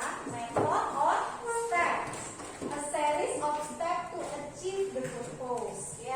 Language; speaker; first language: English; non-native, fluent; Indonesian